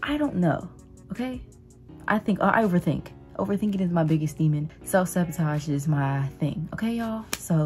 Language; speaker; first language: English; native; English